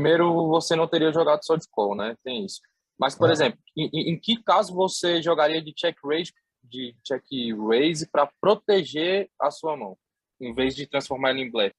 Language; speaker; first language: Portuguese; native; Portuguese